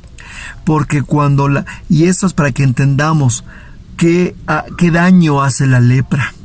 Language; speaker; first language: Spanish; native; Spanish